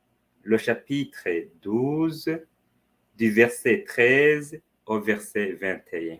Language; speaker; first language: French; non-native, fluent; Spanish